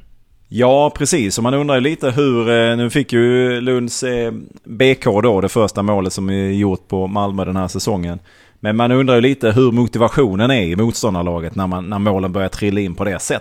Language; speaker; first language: Swedish; native; Swedish